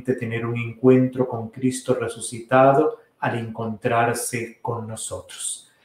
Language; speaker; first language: Spanish; native; Spanish